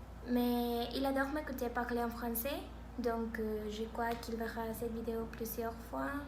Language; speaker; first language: French; non-native, learner; Spanish